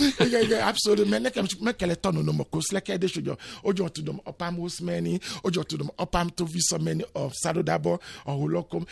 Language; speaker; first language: Hungarian; non-native, fluent; Yoruba